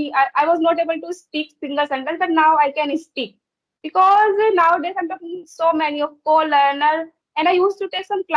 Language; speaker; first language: English; non-native, learner; Hindi